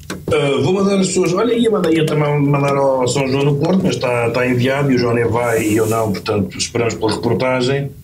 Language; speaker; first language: Portuguese; native; Portuguese